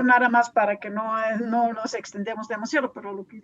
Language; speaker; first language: Spanish; non-native, fluent; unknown